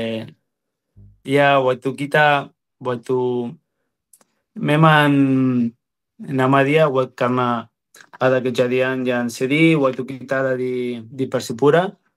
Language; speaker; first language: Indonesian; non-native, fluent; Spanish